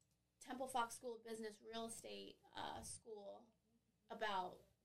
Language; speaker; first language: English; native; English